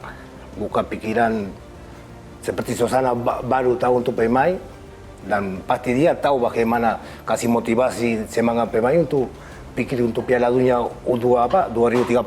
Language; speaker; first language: Indonesian; non-native, fluent; Spanish